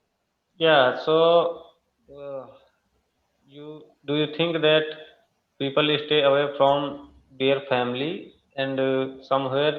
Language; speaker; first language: English; non-native, learner; Hindi